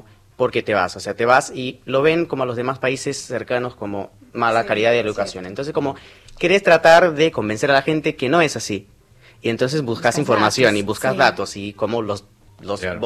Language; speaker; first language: Spanish; non-native, fluent; Portuguese